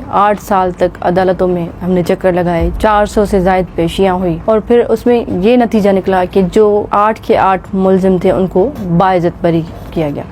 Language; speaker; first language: Urdu; non-native, local second language; Sindhi